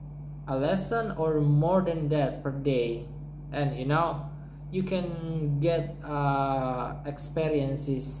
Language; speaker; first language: English; non-native, learner; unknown